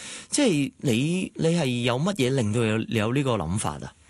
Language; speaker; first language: Cantonese; native; Cantonese